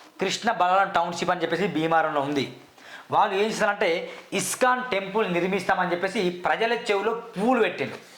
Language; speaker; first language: Telugu; native; Telugu